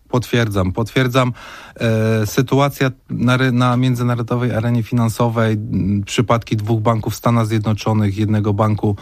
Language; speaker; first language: Polish; native; Polish